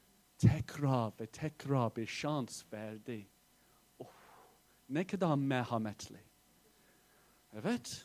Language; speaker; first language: Turkish; non-native, fluent; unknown